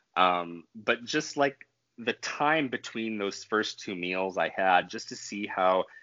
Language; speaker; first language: English; native; English